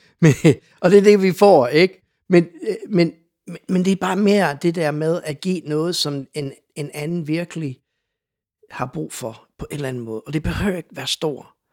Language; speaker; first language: Danish; non-native, fluent; English